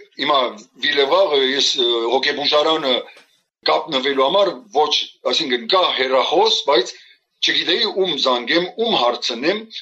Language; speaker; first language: Armenian; early bilingual, heritage; Armenian